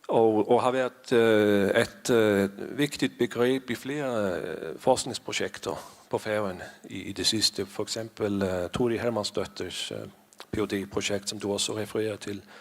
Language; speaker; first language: Danish; non-native, fluent; Faroese